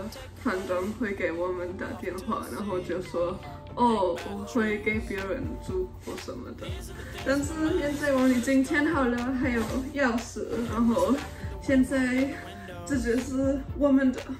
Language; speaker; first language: Chinese; early bilingual, heritage; German